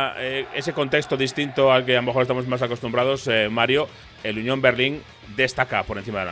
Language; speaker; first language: Spanish; native; Spanish